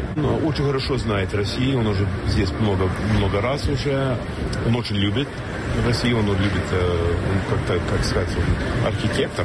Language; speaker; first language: Russian; non-native, fluent; English